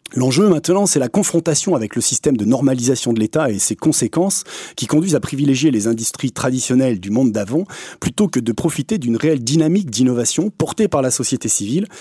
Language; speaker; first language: French; native; French